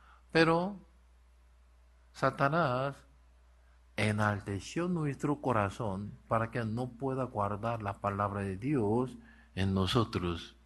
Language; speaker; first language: Spanish; non-native, learner; Korean